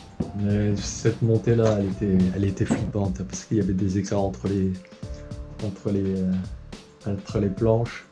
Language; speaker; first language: French; native; French